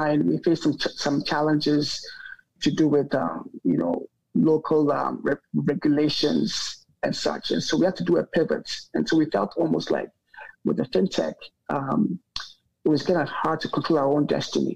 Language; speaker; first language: English; non-native, local second language; Akan